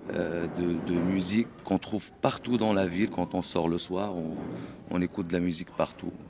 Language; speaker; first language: French; non-native, local second language; Arabic